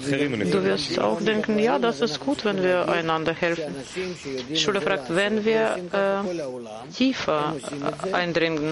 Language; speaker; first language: German; non-native, fluent; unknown